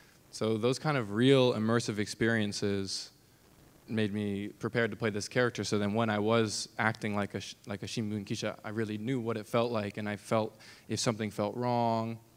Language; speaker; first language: English; native; English